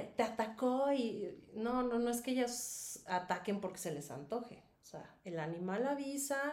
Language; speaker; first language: Spanish; native; Spanish